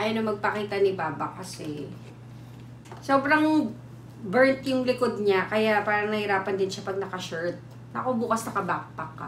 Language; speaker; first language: Filipino; native; Filipino